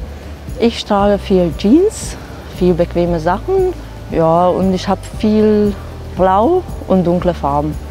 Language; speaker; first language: German; non-native, fluent; Hungarian